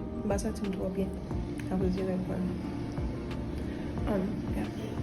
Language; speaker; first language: French; non-native, learner; Haitian Creole